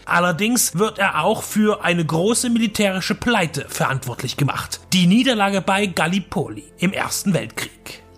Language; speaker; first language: German; native; German